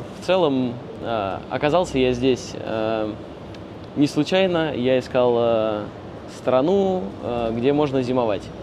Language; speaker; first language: Russian; native; Russian